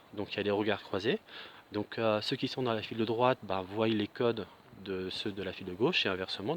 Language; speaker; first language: French; native; French